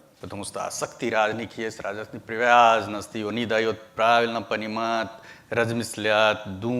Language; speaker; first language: Russian; non-native, learner; Hindi